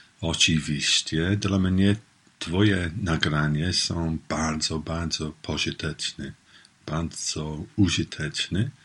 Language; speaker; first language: Polish; non-native, learner; English